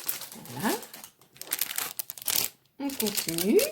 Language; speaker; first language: French; native; French